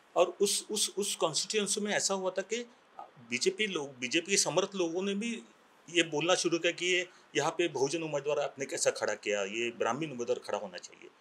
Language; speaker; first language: Hindi; non-native, local second language; Marathi